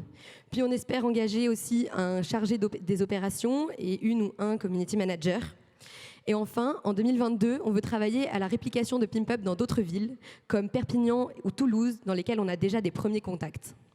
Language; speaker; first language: French; native; French